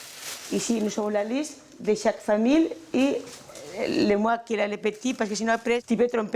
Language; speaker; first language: French; non-native, learner; Spanish